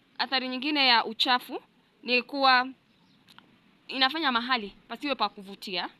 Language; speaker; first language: Swahili; non-native, local second language; Gusii